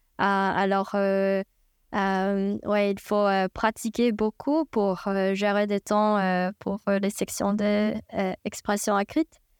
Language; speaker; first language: French; non-native, fluent; Chinese